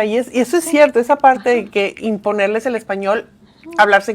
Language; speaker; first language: Spanish; native; Spanish